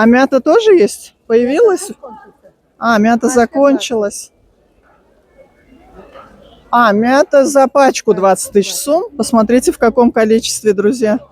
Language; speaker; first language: Russian; native; Russian